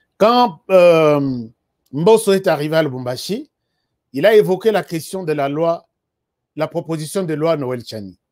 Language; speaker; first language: French; non-native, local second language; Lingala